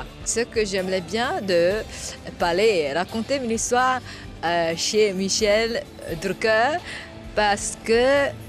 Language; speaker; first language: French; non-native, fluent; Chinese